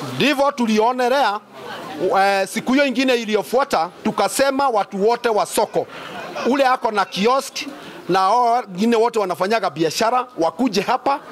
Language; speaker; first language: Swahili; non-native, local second language; Kikuyu